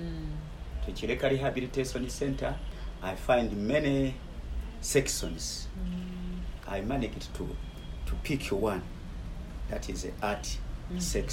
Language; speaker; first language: English; non-native, local second language; Ganda